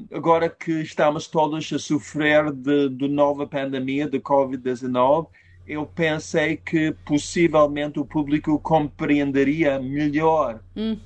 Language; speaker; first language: Portuguese; non-native, fluent; English